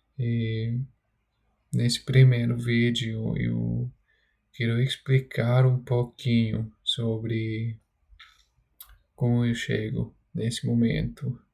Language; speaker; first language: Portuguese; non-native, learner; English